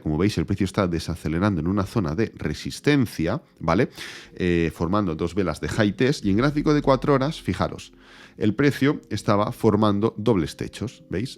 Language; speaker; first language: Spanish; native; Spanish